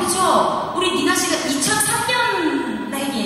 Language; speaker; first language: Korean; native; Korean